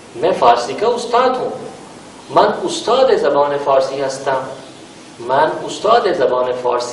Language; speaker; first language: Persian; non-native, fluent; Urdu